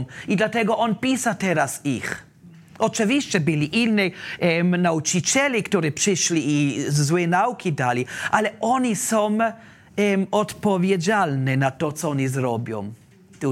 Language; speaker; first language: Polish; non-native, learner; German